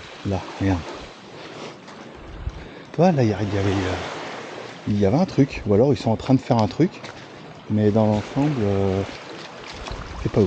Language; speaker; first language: French; native; French